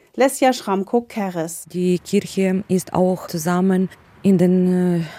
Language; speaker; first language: German; non-native, fluent; Ukrainian